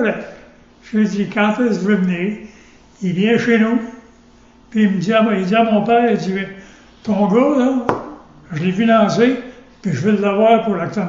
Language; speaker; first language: French; native; French